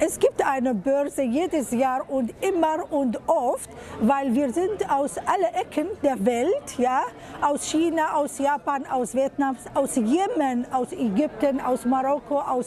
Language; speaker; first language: German; non-native, fluent; Arabic